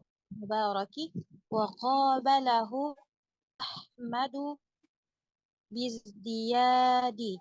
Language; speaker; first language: Arabic; non-native, learner; Indonesian